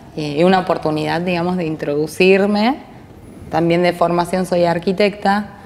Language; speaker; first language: Spanish; native; Spanish